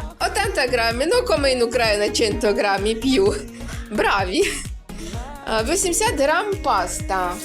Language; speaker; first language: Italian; non-native, learner; Ukrainian